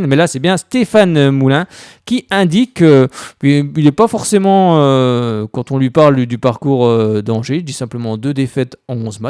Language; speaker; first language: French; native; French